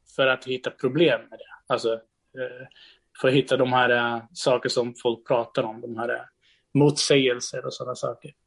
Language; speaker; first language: Swedish; non-native, fluent; Portuguese